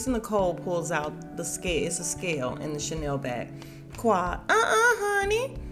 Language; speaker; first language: English; native; English